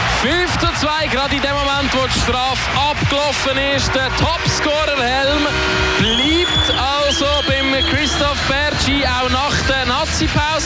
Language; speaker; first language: German; native; German